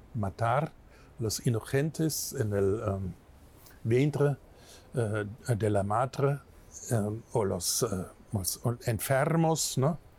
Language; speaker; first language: Spanish; non-native, fluent; German